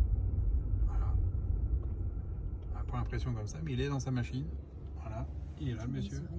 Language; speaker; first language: French; native; French